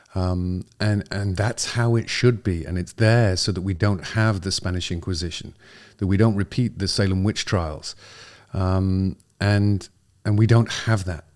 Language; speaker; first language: English; native; English